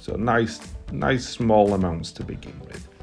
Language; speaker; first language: English; native; English